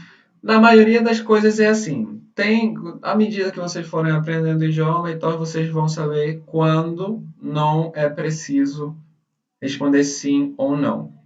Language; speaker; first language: Portuguese; non-native, fluent; Spanish